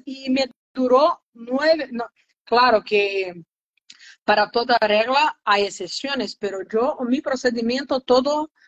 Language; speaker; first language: Spanish; non-native, learner; Portuguese